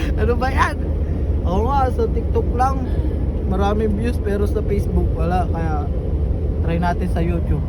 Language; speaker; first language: Filipino; native; Filipino